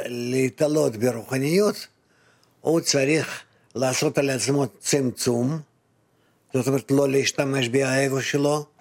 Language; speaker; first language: Hebrew; non-native, fluent; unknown